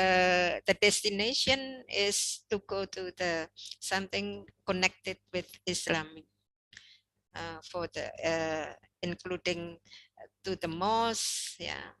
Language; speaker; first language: English; non-native, learner; Indonesian